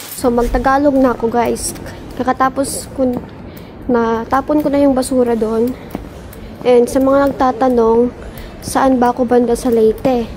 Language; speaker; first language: Filipino; non-native, local second language; Waray